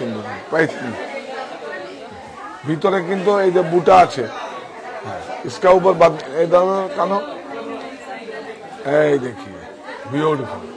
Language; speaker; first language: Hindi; non-native, local second language; Bangla